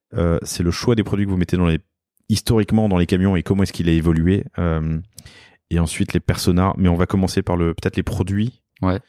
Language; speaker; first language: French; native; French